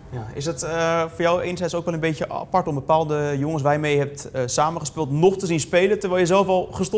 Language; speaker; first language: Dutch; native; Dutch